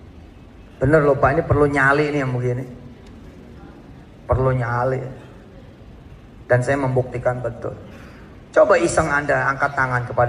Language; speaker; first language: Indonesian; native; Indonesian